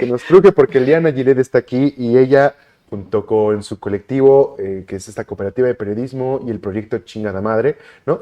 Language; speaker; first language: Spanish; native; Spanish